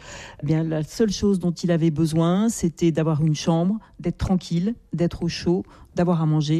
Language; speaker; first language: French; native; French